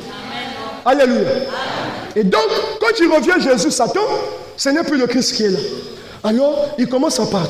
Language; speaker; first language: French; non-native, local second language; Lingala